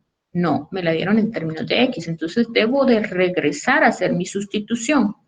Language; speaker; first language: Spanish; native; Spanish